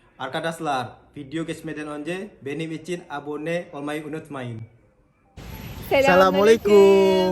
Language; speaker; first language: Turkish; non-native, learner; Indonesian